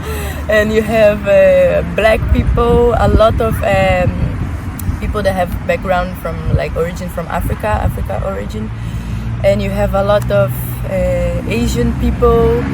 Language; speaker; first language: English; non-native, fluent; Portuguese